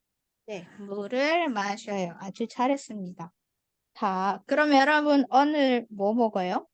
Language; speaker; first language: Korean; non-native, fluent; Indonesian